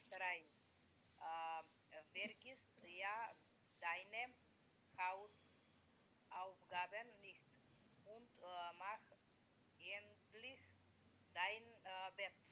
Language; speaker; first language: German; non-native, learner; Macedonian